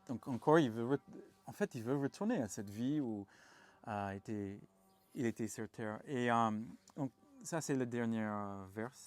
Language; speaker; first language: French; non-native, fluent; English